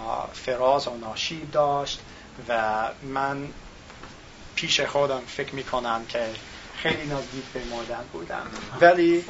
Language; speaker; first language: Tajik; non-native, learner; English